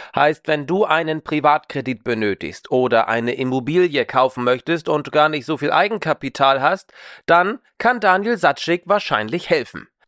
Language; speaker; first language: German; native; German